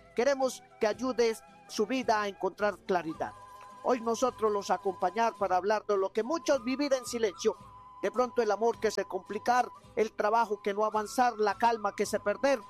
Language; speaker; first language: Spanish; non-native, learner; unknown